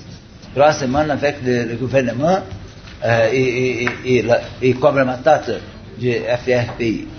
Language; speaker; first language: French; non-native, learner; Portuguese